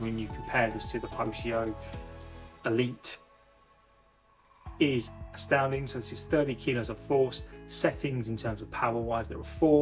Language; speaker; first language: English; native; English